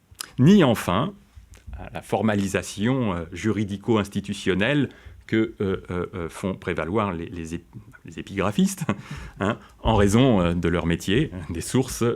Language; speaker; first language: French; native; French